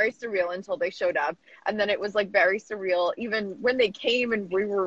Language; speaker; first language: English; native; English